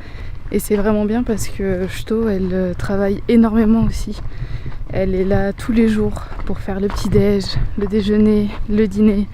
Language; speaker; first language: French; native; French